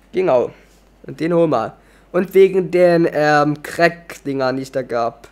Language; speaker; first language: German; native; German